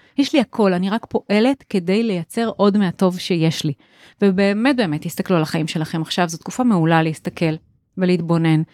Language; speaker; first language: Hebrew; native; Hebrew